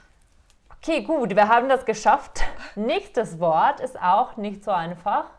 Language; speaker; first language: German; non-native, fluent; Czech